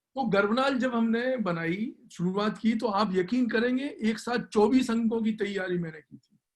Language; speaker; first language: Hindi; native; Hindi